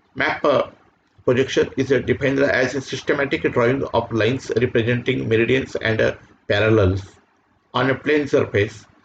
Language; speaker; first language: English; non-native, local second language; Marathi